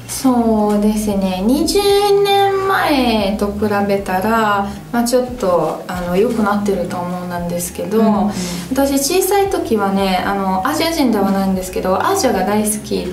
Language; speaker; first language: Japanese; non-native, fluent; Italian